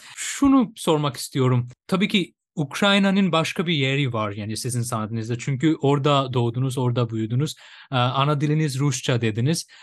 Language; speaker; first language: Turkish; non-native, fluent; Bangla